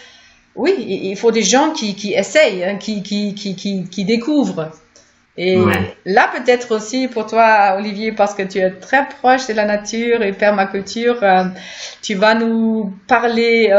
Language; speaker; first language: French; non-native, fluent; German